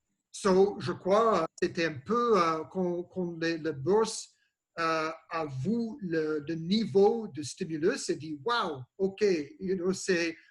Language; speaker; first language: French; non-native, learner; English